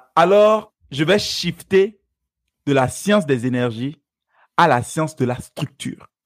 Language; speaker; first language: French; non-native, local second language; Fon